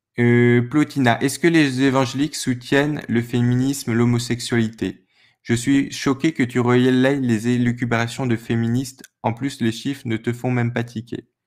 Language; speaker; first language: French; native; French